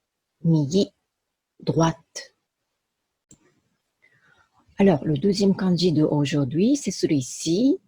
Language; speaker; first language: French; non-native, fluent; Japanese